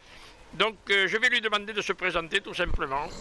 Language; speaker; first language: French; native; French